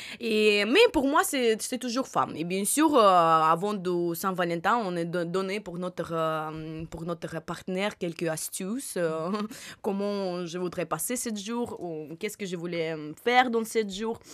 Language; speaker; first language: French; non-native, learner; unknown